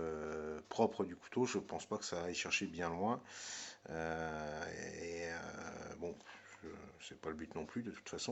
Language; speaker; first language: French; native; French